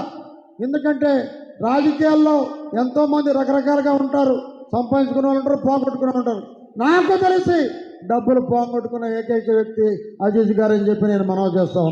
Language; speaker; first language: Telugu; native; Telugu